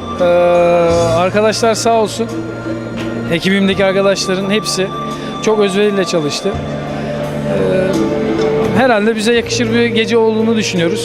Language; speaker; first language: Turkish; native; Turkish